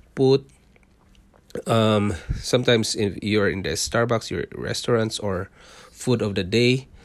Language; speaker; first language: English; non-native, local second language; Cebuano